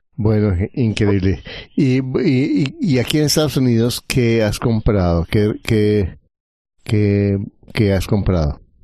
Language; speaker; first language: Spanish; native; Spanish